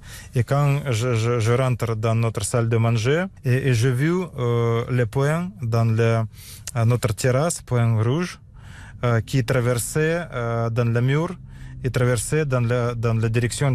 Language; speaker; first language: French; non-native, learner; Russian